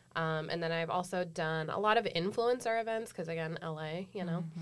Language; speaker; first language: English; native; English